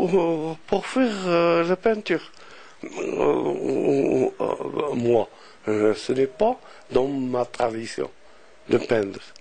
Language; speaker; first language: French; non-native, local second language; Arabic